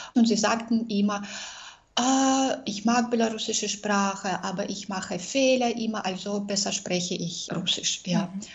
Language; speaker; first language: German; non-native, fluent; Russian